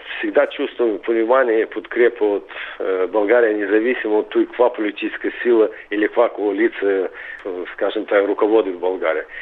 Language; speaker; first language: Bulgarian; early bilingual, heritage; Bulgarian